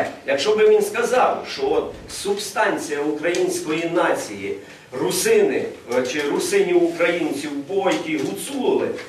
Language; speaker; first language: Ukrainian; native; Ukrainian